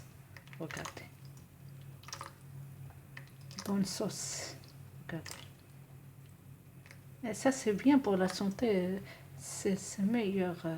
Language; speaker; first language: French; non-native, local second language; Arabic